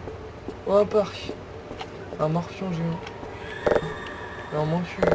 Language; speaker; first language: French; native; French